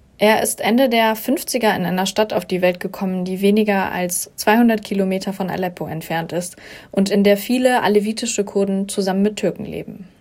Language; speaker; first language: German; native; German